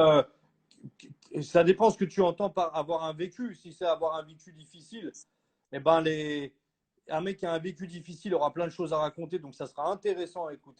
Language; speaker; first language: French; native; French